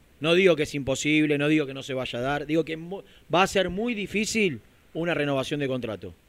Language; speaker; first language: Spanish; native; Spanish